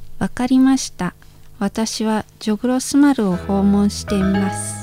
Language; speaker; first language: Japanese; non-native, learner; Indonesian